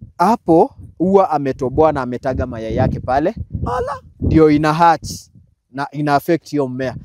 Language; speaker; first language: Swahili; non-native, local second language; Kamba